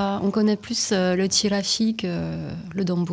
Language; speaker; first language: French; native; French